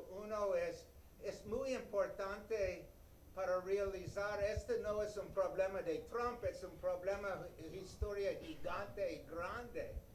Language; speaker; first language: Spanish; non-native, learner; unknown